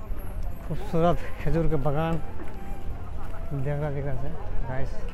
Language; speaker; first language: Hindi; non-native, local second language; Maithili